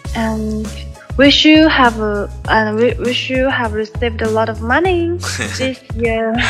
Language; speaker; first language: English; non-native, learner; Chinese